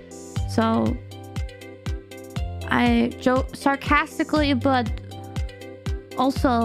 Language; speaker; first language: English; non-native, fluent; German